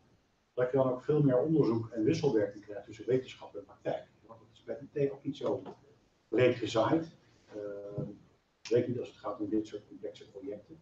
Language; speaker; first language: Dutch; native; Dutch